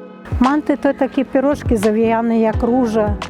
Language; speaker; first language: Polish; non-native, fluent; Chechen